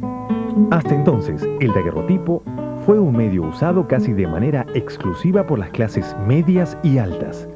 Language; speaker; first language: Spanish; native; Spanish